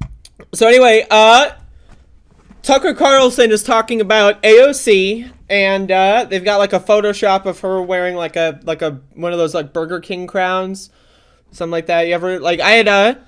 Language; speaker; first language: English; native; English